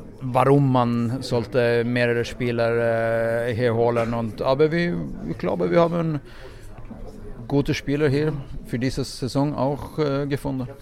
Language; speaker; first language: German; non-native, fluent; Swedish